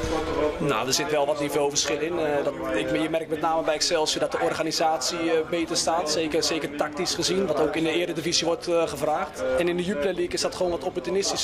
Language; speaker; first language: Dutch; native; Dutch